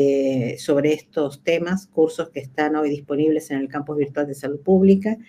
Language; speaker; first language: Spanish; native; Spanish